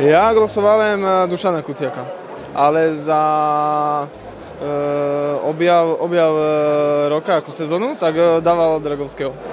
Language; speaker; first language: Polish; non-native, learner; Slovak